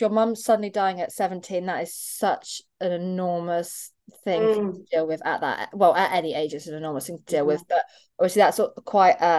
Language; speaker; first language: English; native; English